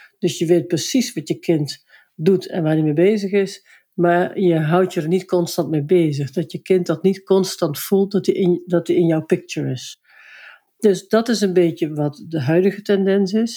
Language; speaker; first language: Dutch; native; Dutch